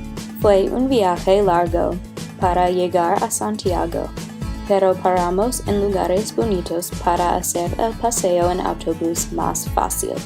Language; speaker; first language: Spanish; non-native, learner; English